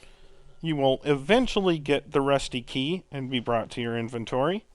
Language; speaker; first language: English; native; English